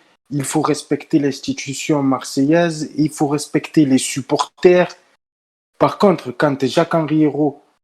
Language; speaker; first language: French; native; French